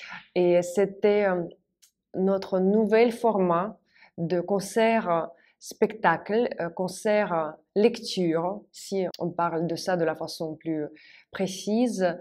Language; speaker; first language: French; non-native, fluent; Russian